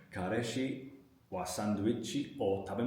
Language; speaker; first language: Japanese; non-native, learner; English